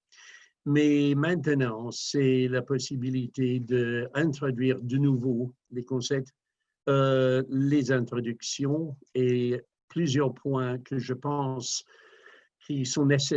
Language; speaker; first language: French; non-native, fluent; English